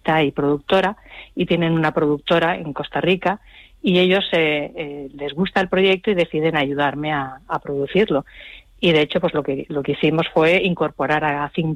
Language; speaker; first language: Spanish; native; Spanish